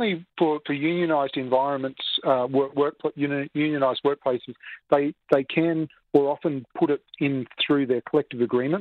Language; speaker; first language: English; native; English